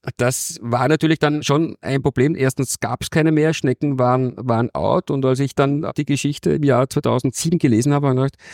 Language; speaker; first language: German; native; German